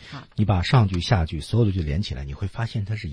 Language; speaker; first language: Chinese; native; Chinese